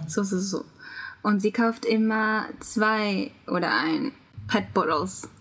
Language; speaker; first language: German; non-native, fluent; Japanese